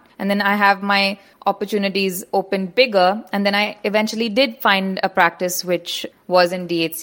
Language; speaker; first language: English; non-native, local second language; Hindi